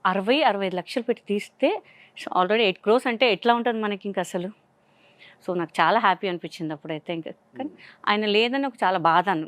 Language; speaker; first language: Telugu; non-native, local second language; Hindi